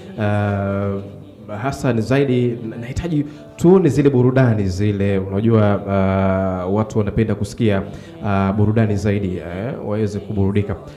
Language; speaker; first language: Swahili; native; Swahili